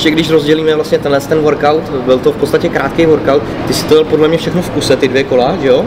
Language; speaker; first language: Czech; native; Czech